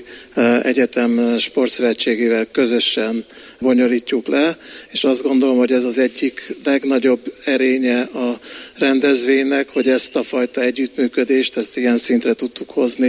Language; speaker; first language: Hungarian; native; Hungarian